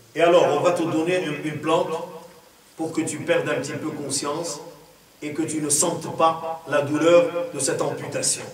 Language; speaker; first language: French; non-native, local second language; Arabic